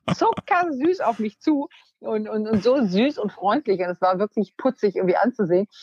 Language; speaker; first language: German; native; German